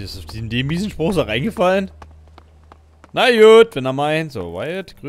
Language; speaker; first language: German; native; German